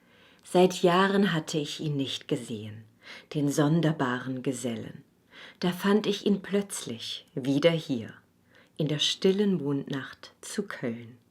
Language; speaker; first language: German; native; German